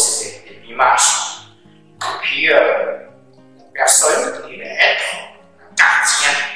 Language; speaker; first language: French; non-native, learner; Chinese